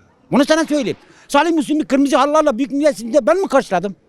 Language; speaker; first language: Turkish; non-native, local second language; Kurdish